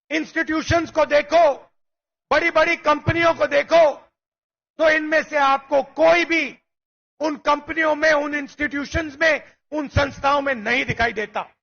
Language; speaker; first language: Hindi; native; Hindi